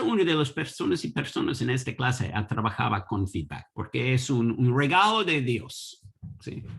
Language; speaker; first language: Spanish; non-native, learner; English